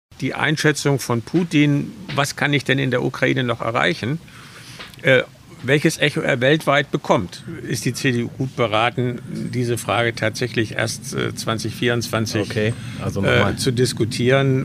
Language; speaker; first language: German; native; German